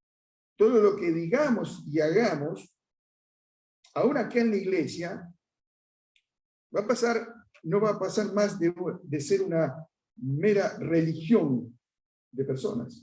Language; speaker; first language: Spanish; native; Spanish